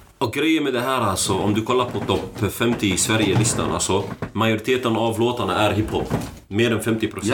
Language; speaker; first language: Swedish; early bilingual, other home language; Arabic